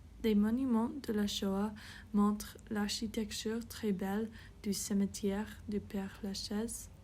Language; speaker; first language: French; non-native, fluent; English